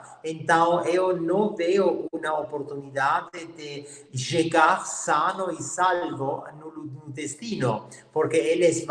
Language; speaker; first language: Portuguese; non-native, fluent; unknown